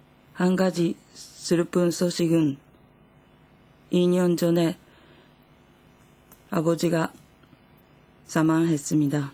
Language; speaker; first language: Korean; non-native, fluent; Japanese